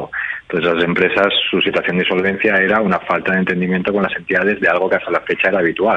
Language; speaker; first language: Spanish; native; Spanish